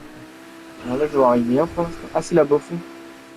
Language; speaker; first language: French; native; French